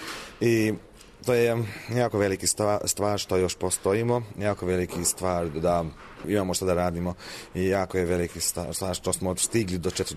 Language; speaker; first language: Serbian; non-native, local second language; Hungarian